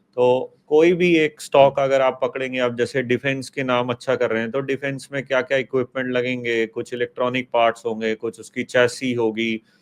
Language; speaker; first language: Hindi; native; Hindi